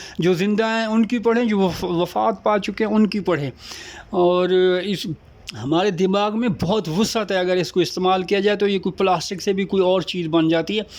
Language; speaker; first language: Urdu; non-native, local second language; Saraiki